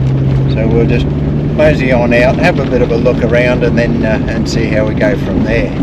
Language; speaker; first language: English; native; English